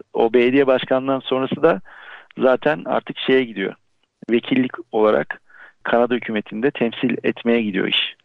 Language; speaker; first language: Turkish; native; Turkish